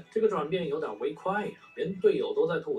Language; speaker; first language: Chinese; native; Chinese